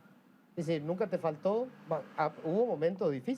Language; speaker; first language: Spanish; native; Spanish